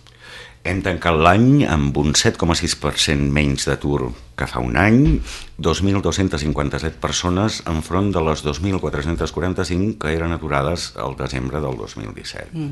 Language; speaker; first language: Catalan; native; Catalan